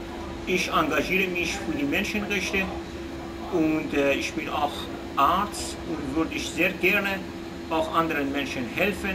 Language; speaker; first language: German; non-native, fluent; Persian